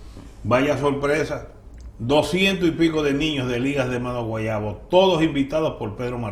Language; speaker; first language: Spanish; native; Spanish